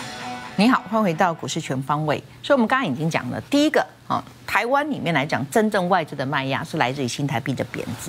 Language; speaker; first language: Chinese; native; Chinese